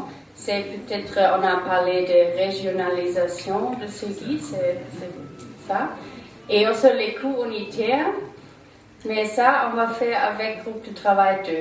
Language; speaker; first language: French; non-native, learner; German